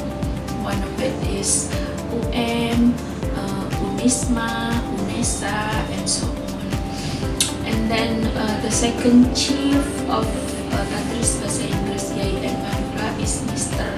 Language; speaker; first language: English; non-native, fluent; Indonesian